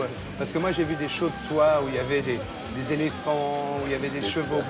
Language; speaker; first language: French; native; French